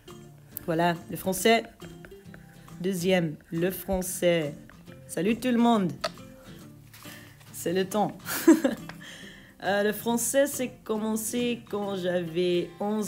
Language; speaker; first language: French; non-native, local second language; Dutch